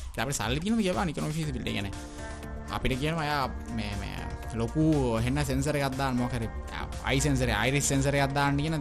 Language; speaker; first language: Sinhala; native; Sinhala